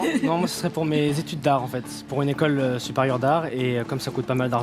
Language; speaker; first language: French; native; French